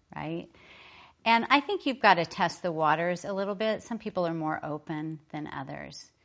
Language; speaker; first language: English; native; English